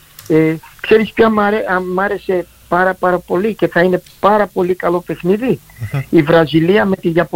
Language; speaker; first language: Greek; early bilingual, heritage; Greek